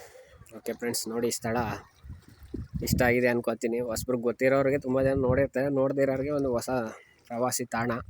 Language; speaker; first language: Kannada; native; Kannada